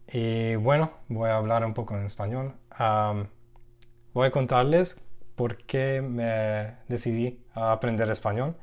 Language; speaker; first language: Spanish; non-native, learner; English